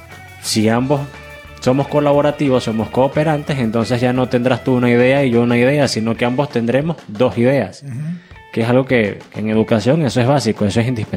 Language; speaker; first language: Spanish; native; Spanish